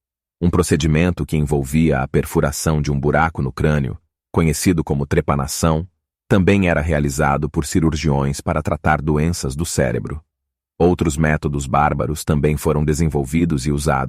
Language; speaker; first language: Portuguese; native; Portuguese